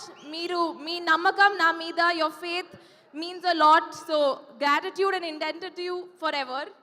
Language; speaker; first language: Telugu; non-native, fluent; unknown